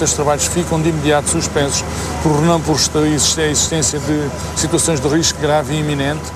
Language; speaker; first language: Portuguese; native; Portuguese